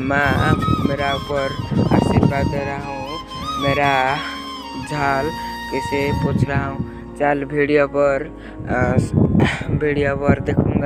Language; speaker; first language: Hindi; non-native, local second language; Odia